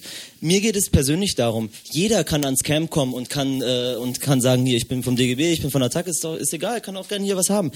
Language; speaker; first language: German; native; German